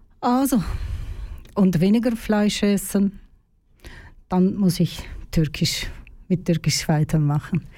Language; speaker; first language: German; non-native, learner; Turkish